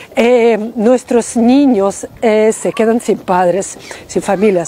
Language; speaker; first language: Spanish; non-native, fluent; Ukrainian